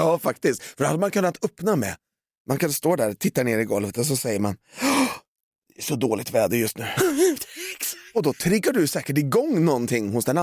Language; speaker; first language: Swedish; native; Swedish